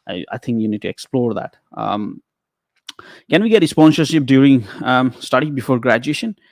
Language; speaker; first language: English; non-native, local second language; Nepali